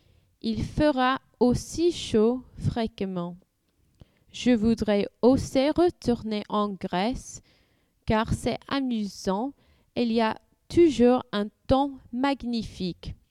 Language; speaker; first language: French; non-native, learner; English